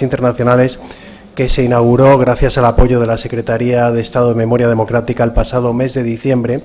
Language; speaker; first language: Spanish; native; Spanish